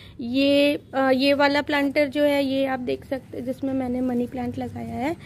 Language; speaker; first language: Hindi; native; Hindi